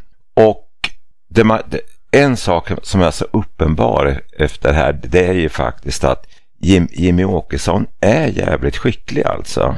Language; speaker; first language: Swedish; native; Swedish